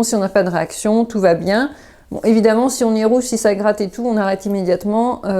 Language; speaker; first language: French; native; French